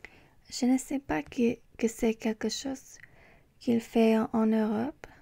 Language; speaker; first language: French; non-native, learner; English